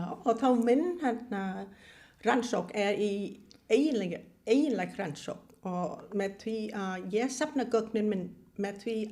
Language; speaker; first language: Icelandic; non-native, fluent; Vietnamese